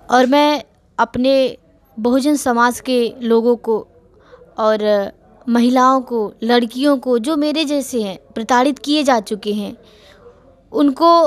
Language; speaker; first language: Hindi; native; Hindi